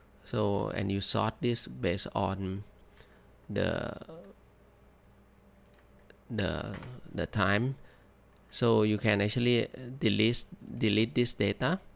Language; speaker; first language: English; non-native, fluent; Thai